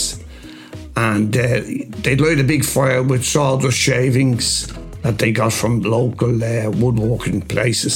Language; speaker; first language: English; native; English